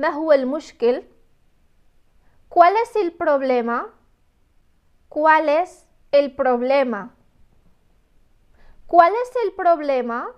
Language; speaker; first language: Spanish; non-native, fluent; Arabic